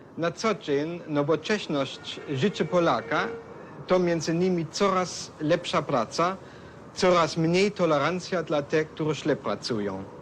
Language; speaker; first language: Polish; non-native, fluent; German